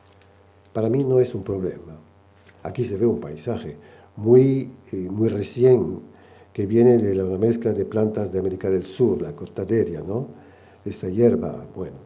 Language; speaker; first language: Spanish; non-native, fluent; French